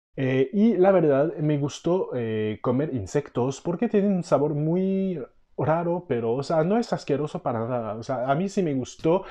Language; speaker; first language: Spanish; non-native, fluent; French